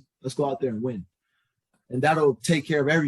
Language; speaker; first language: English; native; English